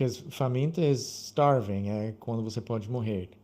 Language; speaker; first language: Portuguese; non-native, fluent; English